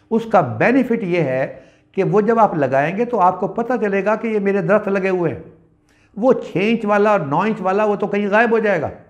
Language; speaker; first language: Urdu; non-native, local second language; Punjabi